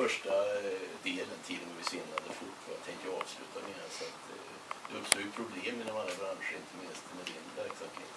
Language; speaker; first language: Swedish; native; Swedish